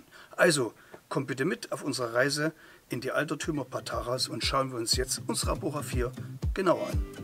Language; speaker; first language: German; native; German